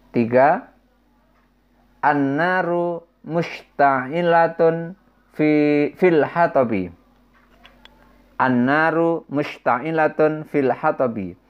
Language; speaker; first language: Arabic; non-native, fluent; Indonesian